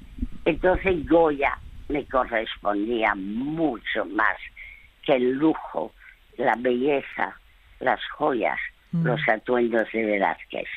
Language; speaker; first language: Spanish; early bilingual, other home language; French